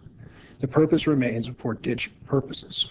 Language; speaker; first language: English; native; English